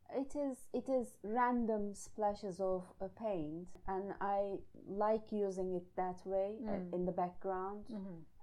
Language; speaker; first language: English; non-native, fluent; Turkish